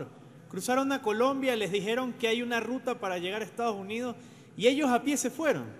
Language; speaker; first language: Spanish; native; Spanish